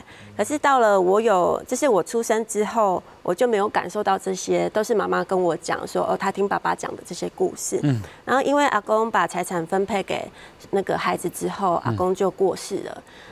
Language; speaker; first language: Chinese; native; Chinese